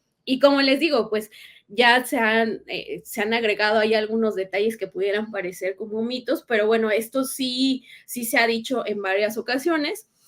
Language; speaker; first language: Spanish; native; Spanish